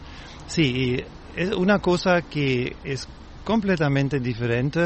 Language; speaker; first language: Spanish; non-native, fluent; German